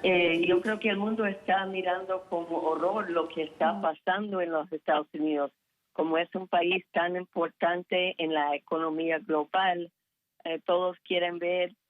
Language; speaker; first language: Spanish; non-native, fluent; English